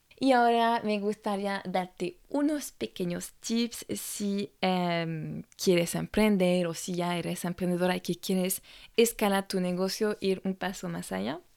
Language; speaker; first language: Spanish; non-native, fluent; French